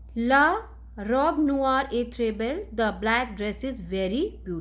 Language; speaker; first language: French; non-native, fluent; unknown